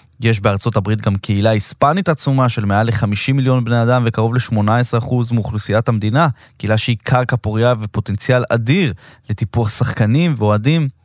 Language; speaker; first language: Hebrew; native; Hebrew